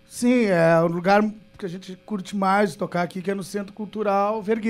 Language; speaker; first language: Portuguese; native; Portuguese